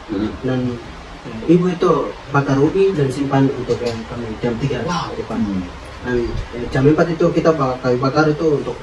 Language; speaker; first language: Indonesian; non-native, local second language; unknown